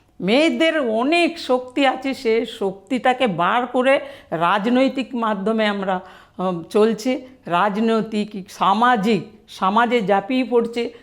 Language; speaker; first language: Bangla; non-native, fluent; Telugu